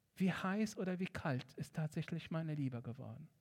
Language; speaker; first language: German; non-native, fluent; Arabic